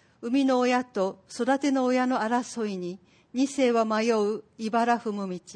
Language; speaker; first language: Japanese; native; Japanese